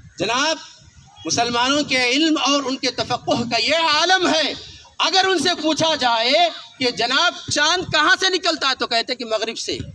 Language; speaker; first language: Urdu; native; Urdu